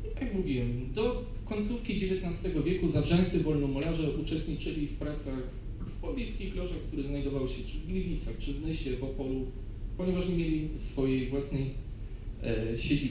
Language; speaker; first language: Polish; native; Polish